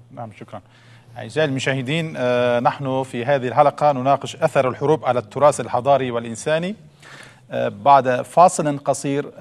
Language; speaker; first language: Arabic; non-native, fluent; Turkish